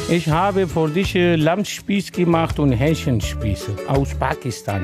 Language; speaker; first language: German; non-native, learner; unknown